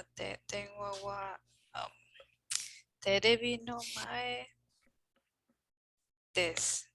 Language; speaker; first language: Japanese; non-native, learner; English